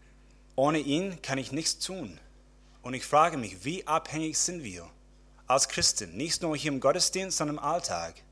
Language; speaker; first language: German; non-native, fluent; English